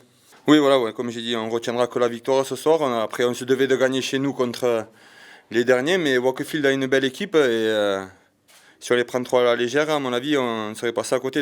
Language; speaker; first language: French; native; French